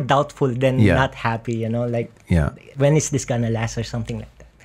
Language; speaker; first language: English; non-native, local second language; Filipino